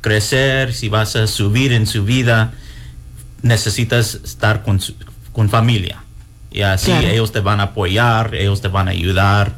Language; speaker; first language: Spanish; early bilingual, heritage; Spanish